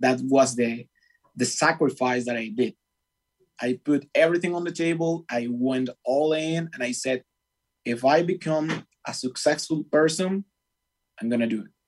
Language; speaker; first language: English; non-native, fluent; Spanish